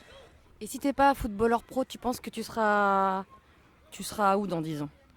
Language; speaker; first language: French; native; French